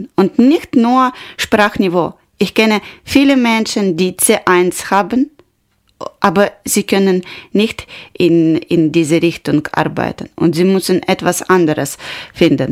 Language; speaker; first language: German; non-native, learner; Ukrainian